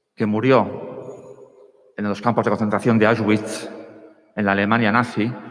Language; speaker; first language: Spanish; native; Spanish